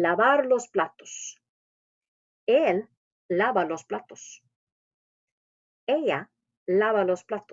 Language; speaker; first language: Spanish; non-native, fluent; English